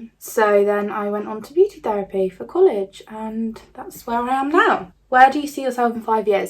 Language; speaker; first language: English; native; English